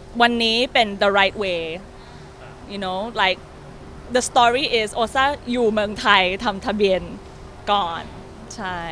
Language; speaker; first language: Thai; non-native, learner; English